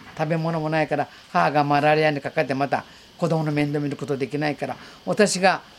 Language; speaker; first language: Japanese; native; Japanese